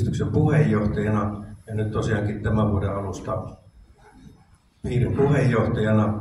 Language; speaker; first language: Finnish; native; Finnish